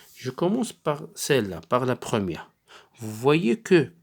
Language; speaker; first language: French; non-native, local second language; Arabic